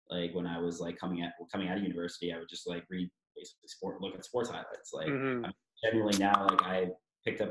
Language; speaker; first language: English; native; English